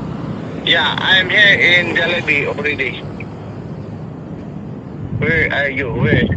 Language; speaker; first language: English; non-native, local second language; Cebuano